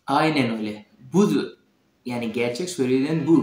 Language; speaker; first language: Turkish; non-native, fluent; Urdu